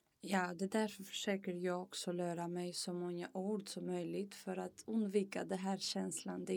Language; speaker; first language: Swedish; non-native, fluent; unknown